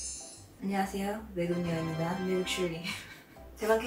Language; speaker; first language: Korean; non-native, fluent; English